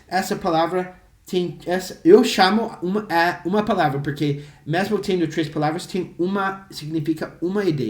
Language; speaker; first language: Portuguese; non-native, fluent; English